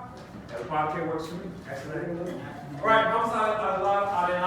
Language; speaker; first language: Spanish; non-native, fluent; English